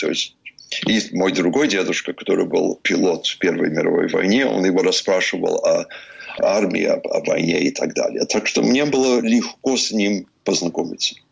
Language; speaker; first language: Russian; non-native, fluent; English